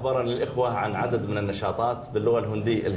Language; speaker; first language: Arabic; native; Arabic